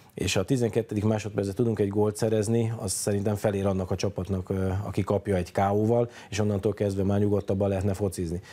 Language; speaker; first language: Hungarian; native; Hungarian